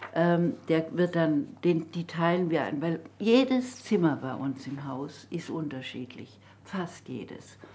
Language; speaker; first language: German; native; German